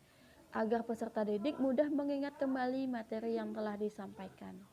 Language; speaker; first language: Indonesian; native; Indonesian